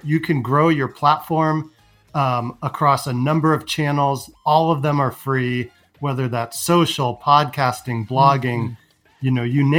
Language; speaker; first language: English; native; English